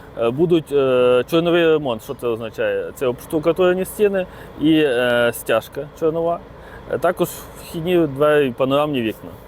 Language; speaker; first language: Ukrainian; native; Ukrainian